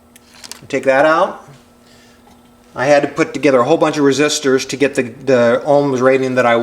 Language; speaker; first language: English; native; English